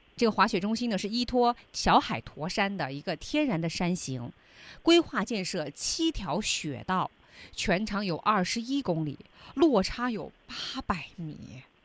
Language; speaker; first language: Chinese; native; Chinese